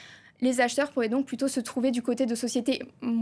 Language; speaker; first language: French; native; French